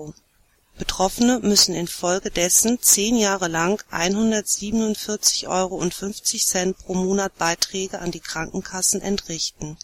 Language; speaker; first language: German; native; German